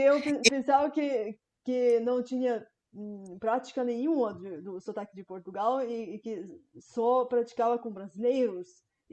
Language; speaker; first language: Portuguese; non-native, fluent; Bulgarian